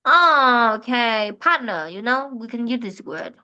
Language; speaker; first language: English; non-native, fluent; Vietnamese